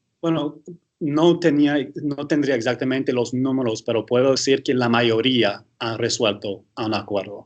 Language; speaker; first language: Spanish; early bilingual, heritage; English